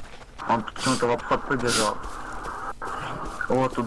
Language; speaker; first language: Russian; native; Russian